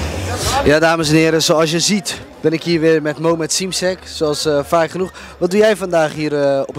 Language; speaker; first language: Dutch; native; Dutch